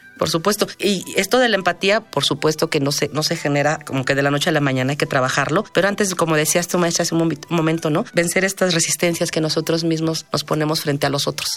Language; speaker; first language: Spanish; native; Spanish